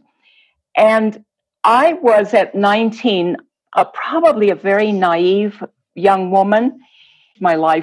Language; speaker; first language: English; non-native, fluent; Spanish